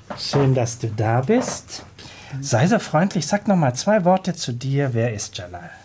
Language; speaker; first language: German; native; German